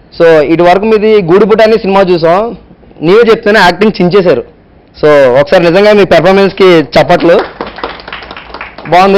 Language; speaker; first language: Telugu; native; Telugu